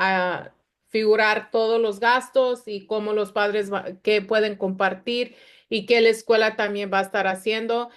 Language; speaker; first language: Spanish; early bilingual, other home language; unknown